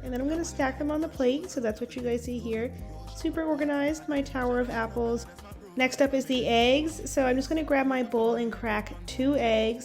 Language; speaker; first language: English; native; English